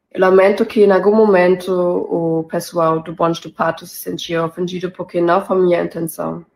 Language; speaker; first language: Portuguese; non-native, fluent; German